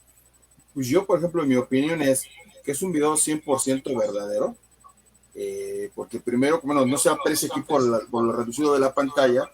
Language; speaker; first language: Spanish; native; Spanish